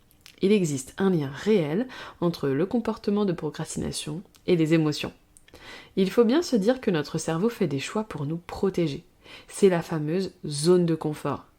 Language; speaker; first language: French; native; French